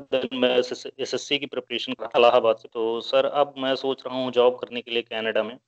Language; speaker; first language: Hindi; native; Hindi